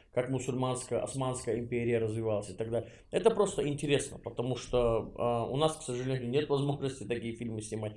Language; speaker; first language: Russian; non-native, local second language; Chechen